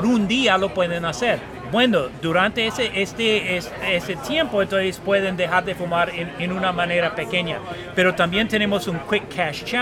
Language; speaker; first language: Spanish; non-native, fluent; English